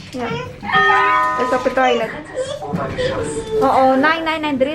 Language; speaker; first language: German; non-native, learner; Cebuano